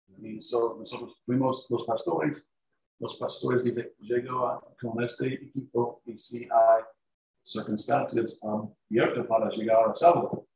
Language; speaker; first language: Spanish; non-native, learner; English